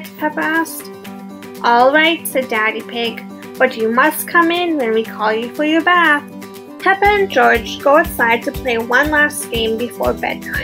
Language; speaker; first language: English; native; English